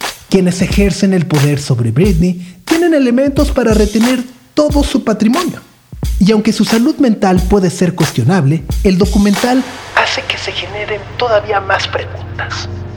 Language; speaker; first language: Spanish; native; Spanish